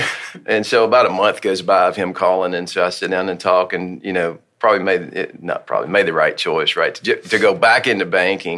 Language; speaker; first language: English; native; English